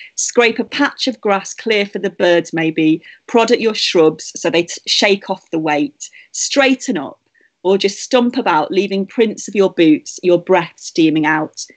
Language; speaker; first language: English; native; English